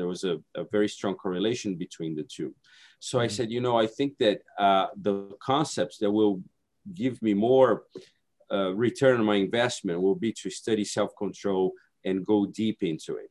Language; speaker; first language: English; non-native, fluent; Portuguese